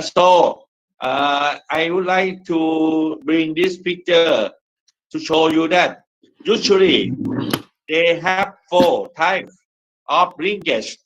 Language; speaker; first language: English; non-native, fluent; Thai